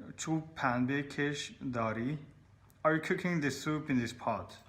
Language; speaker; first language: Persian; non-native, learner; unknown